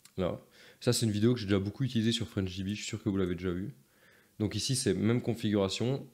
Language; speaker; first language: French; native; French